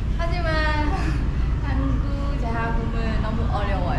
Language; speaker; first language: Korean; non-native, learner; Burmese